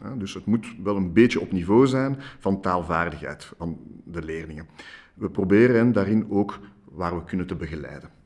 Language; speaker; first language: Dutch; non-native, local second language; French